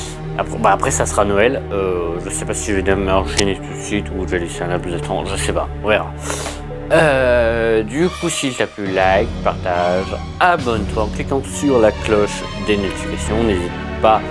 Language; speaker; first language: French; native; French